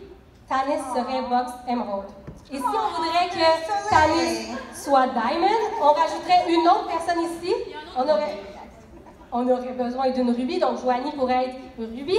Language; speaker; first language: French; native; French